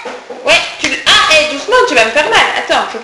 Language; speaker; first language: French; native; French